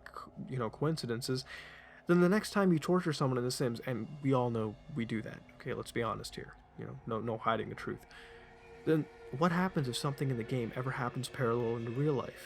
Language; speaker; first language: English; native; English